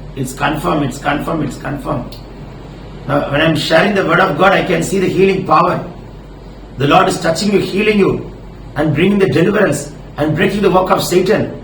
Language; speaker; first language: English; non-native, local second language; Tamil